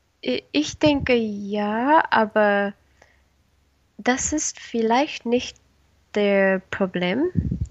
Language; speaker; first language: German; non-native, learner; Spanish